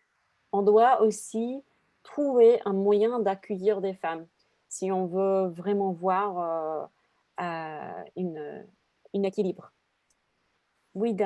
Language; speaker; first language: French; non-native, fluent; English